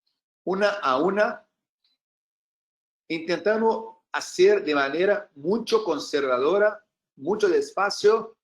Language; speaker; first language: Spanish; non-native, learner; Portuguese